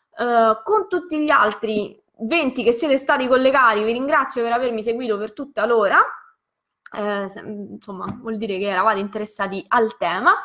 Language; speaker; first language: Italian; native; Italian